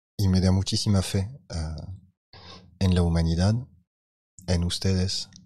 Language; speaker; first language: Spanish; non-native, fluent; French